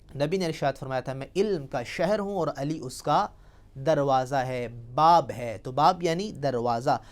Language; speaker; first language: Urdu; non-native, local second language; Punjabi